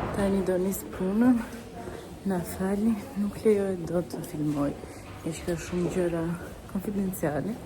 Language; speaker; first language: Albanian; early bilingual, heritage; Albanian